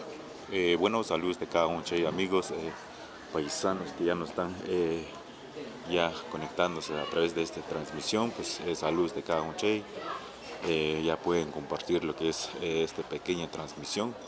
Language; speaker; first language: Spanish; non-native, local second language; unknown